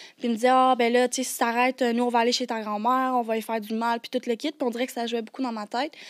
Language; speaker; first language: French; native; French